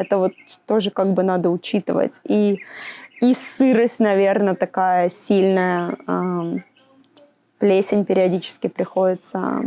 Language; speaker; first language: Russian; native; Russian